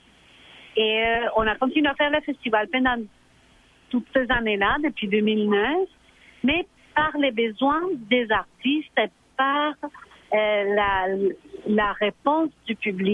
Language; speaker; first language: French; non-native, fluent; Spanish